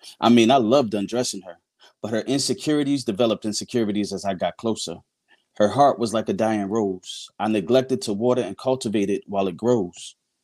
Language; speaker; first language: English; native; English